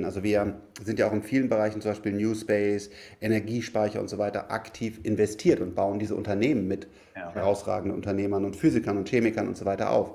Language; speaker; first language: German; native; German